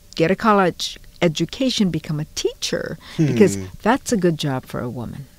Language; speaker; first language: English; native; English